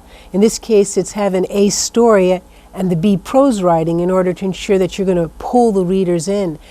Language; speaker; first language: English; native; English